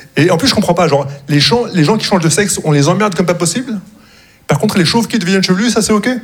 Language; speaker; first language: French; non-native, local second language; Arabic